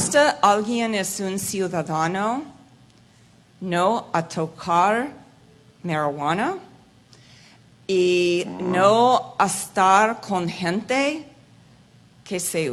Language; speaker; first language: Spanish; non-native, fluent; English